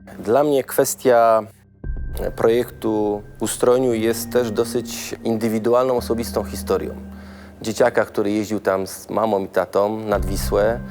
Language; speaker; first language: Polish; native; Polish